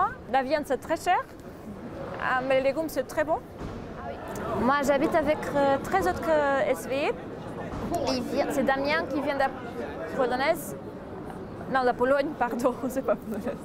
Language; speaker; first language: French; non-native, fluent; Portuguese